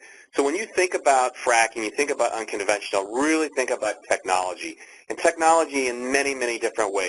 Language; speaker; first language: English; native; English